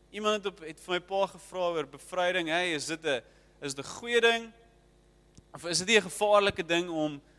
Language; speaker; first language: Afrikaans; native; Afrikaans